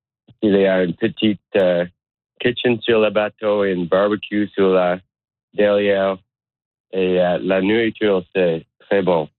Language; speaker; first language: French; non-native, learner; English